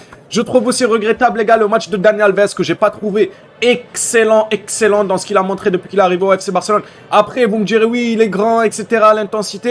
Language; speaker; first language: French; native; French